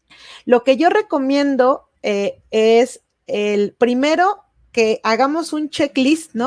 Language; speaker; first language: Spanish; native; Spanish